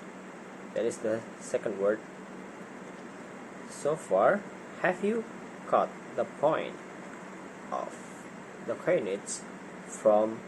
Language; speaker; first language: English; non-native, learner; Indonesian